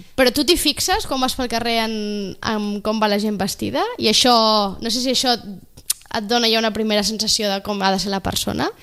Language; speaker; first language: Catalan; native; Catalan